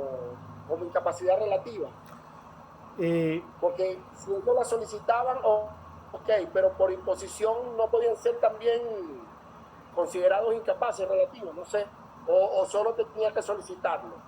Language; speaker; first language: Spanish; native; Spanish